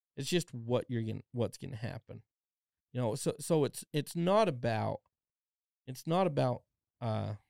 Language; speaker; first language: English; native; English